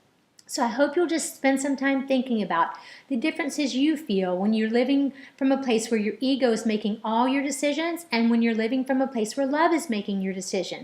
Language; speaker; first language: English; native; English